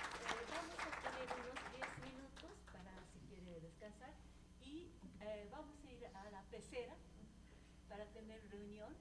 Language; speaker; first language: Spanish; non-native, fluent; Japanese